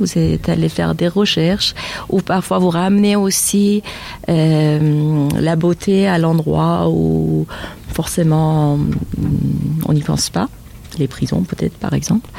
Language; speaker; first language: French; non-native, fluent; Persian